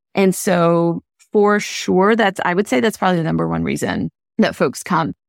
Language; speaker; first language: English; non-native, local second language; Hindi